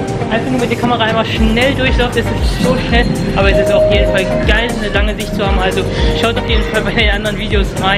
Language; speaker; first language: German; native; German